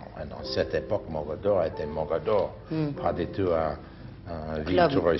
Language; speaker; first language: French; non-native, fluent; English